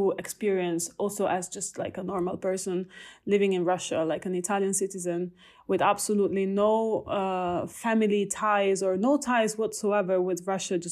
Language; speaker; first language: English; non-native, fluent; Italian